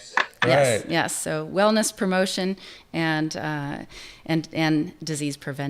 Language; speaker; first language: English; native; English